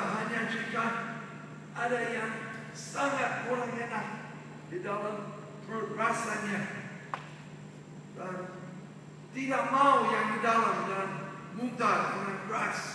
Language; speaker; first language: Indonesian; non-native, fluent; English